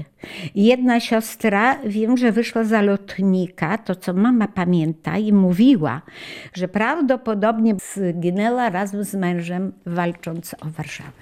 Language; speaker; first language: Polish; native; Polish